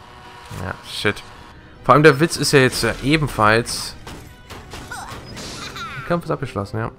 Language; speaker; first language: German; native; German